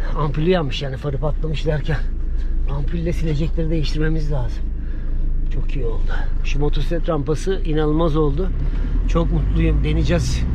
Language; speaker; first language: Turkish; native; Turkish